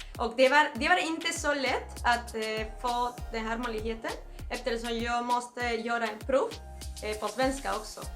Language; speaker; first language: Swedish; non-native, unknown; Spanish